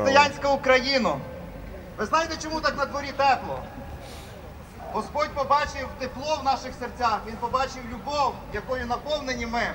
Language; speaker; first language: Ukrainian; native; Ukrainian